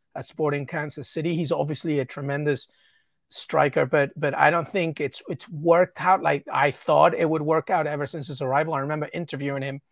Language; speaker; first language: English; native; English